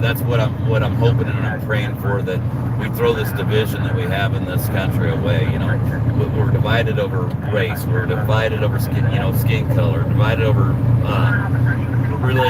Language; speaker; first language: English; native; English